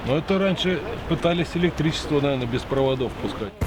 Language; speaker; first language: Russian; native; Russian